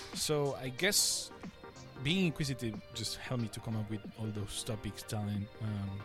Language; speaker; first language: English; non-native, fluent; Spanish